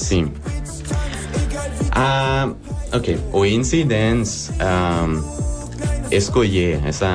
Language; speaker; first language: Portuguese; non-native, learner; German